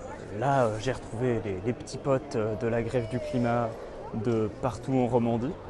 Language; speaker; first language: French; native; French